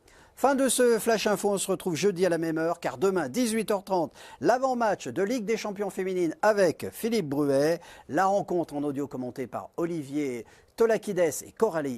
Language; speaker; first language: French; native; French